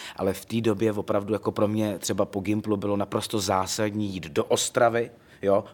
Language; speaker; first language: Czech; native; Czech